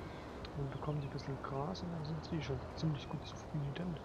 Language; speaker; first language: German; native; German